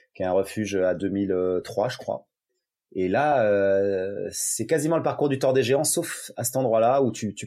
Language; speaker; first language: French; native; French